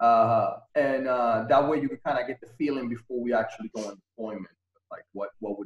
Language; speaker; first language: English; non-native, fluent; Spanish